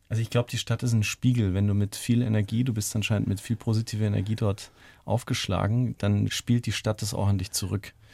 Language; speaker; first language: German; native; German